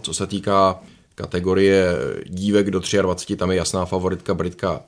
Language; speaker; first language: Czech; native; Czech